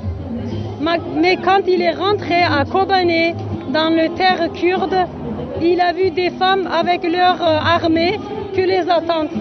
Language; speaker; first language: French; non-native, learner; Kurdish